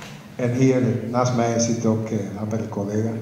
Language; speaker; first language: Dutch; non-native, fluent; Spanish